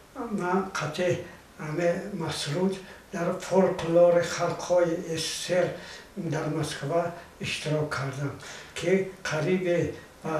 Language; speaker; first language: Persian; non-native, local second language; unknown